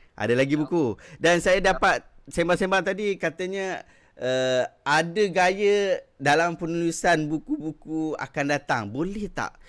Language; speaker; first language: Malay; native; Malay